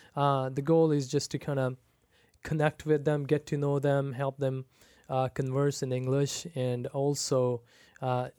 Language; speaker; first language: English; non-native, local second language; Punjabi